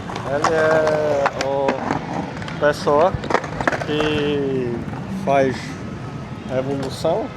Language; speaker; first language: Portuguese; non-native, learner; Vietnamese